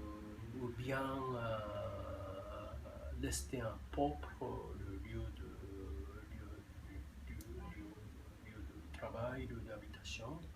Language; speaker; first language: French; non-native, fluent; Japanese